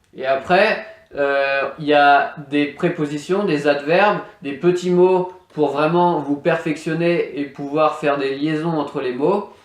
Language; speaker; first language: French; native; French